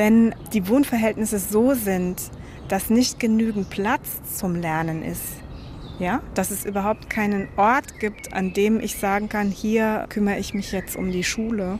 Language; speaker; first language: German; native; German